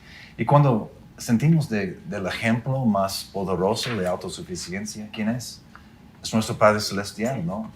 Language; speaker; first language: Spanish; non-native, fluent; English